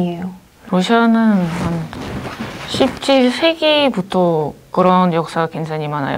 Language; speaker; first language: Korean; non-native, fluent; Ukrainian